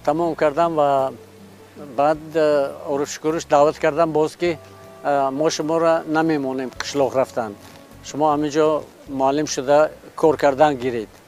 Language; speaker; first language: Persian; non-native, local second language; Shughni